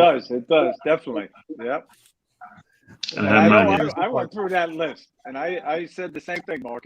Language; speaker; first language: English; native; English